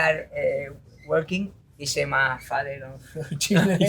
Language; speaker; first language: English; non-native, learner; Spanish